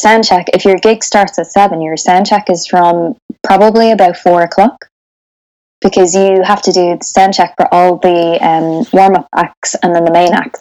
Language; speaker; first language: English; native; English